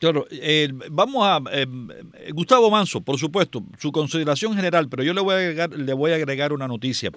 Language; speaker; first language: Spanish; native; Spanish